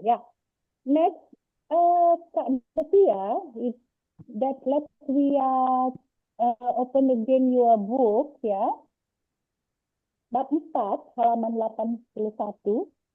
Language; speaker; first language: English; non-native, learner; Indonesian